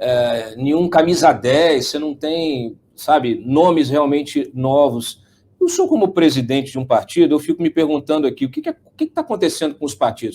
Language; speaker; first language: Portuguese; native; Portuguese